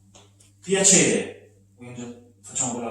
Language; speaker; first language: Italian; non-native, learner; English